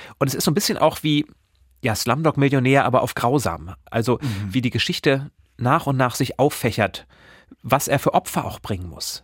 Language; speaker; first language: German; native; German